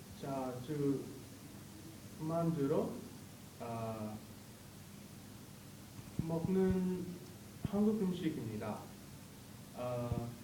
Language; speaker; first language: Korean; non-native, learner; English